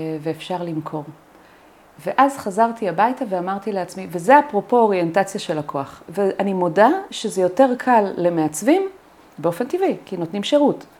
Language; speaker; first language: Hebrew; native; Hebrew